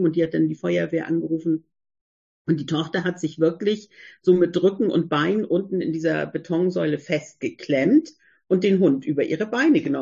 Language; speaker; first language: German; native; German